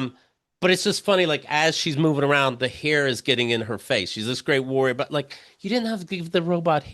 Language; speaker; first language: English; native; English